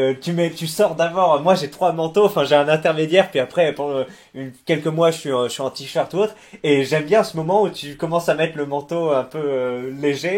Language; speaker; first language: French; native; French